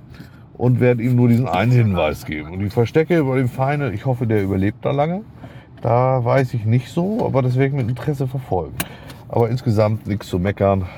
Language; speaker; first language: German; native; German